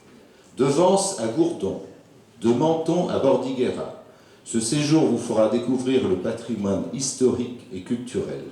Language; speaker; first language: French; native; French